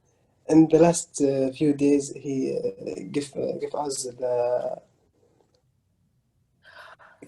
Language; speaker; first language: English; non-native, learner; Arabic